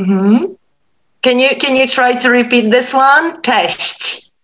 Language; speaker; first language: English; non-native, fluent; Polish